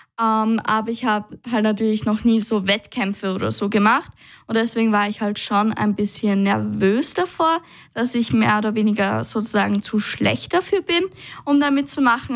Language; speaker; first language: German; native; German